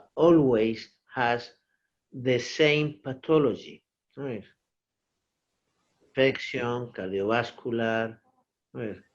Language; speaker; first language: English; non-native, learner; Portuguese